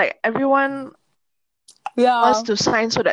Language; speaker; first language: English; non-native, local second language; Malay